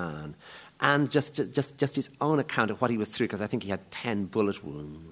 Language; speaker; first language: English; native; English